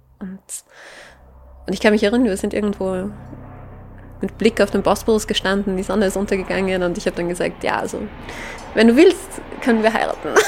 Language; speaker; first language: German; native; German